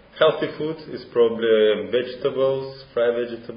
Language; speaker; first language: English; non-native, fluent; Russian